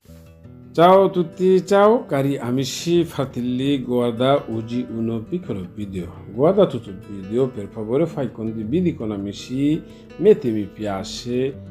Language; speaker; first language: Italian; non-native, learner; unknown